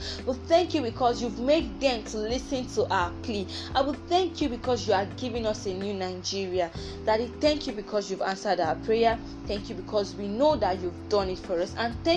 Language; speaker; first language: English; non-native, local second language; Igbo